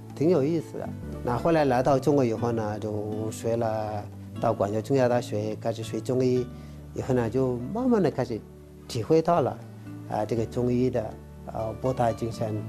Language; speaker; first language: Chinese; non-native, fluent; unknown